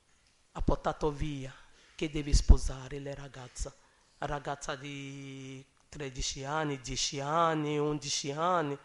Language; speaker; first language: Italian; non-native, learner; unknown